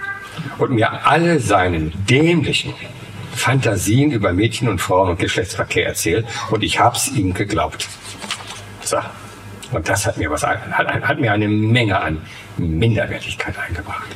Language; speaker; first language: German; native; German